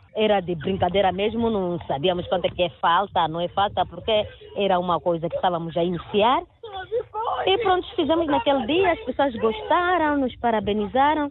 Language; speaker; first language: Portuguese; non-native, local second language; Makhuwa